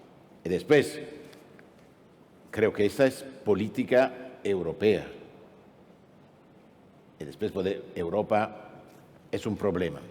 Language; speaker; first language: Spanish; non-native, fluent; Italian